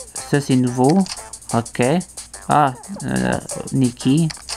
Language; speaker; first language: French; native; French